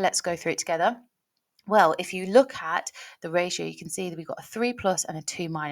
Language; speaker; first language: English; native; English